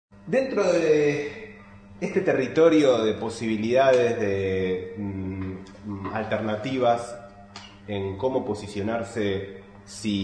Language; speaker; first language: Spanish; native; Spanish